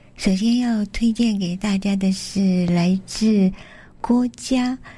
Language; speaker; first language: Chinese; native; Chinese